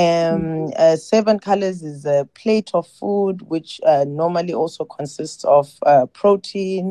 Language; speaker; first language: English; non-native, local second language; Xhosa